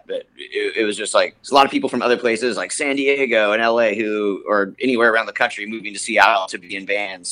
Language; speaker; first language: English; native; English